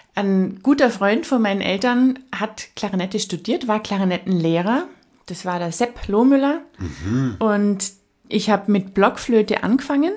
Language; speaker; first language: German; native; German